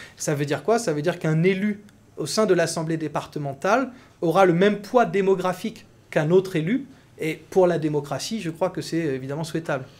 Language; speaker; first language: French; native; French